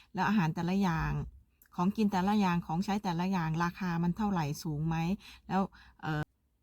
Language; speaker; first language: Thai; native; Thai